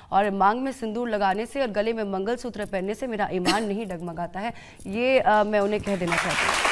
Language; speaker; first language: Hindi; non-native, local second language; Bangla